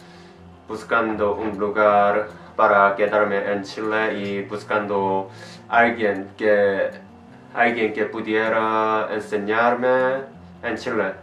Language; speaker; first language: Spanish; non-native, learner; Korean